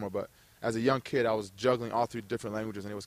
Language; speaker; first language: English; early bilingual, other home language; German